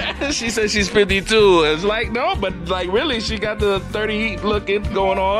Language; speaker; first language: English; native; English